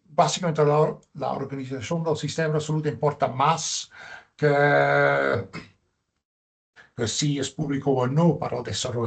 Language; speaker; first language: Spanish; non-native, fluent; Dutch